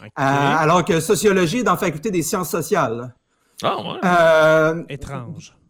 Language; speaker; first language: French; native; French